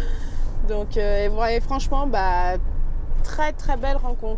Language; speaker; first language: French; native; French